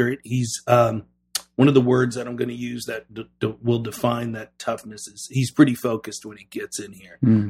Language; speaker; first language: English; native; English